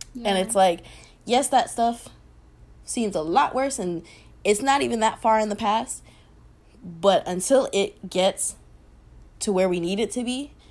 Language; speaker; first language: English; native; English